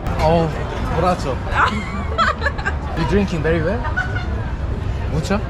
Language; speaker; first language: English; non-native, learner; Korean